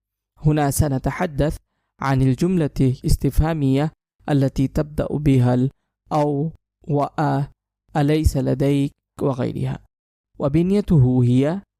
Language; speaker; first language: Arabic; non-native, fluent; Urdu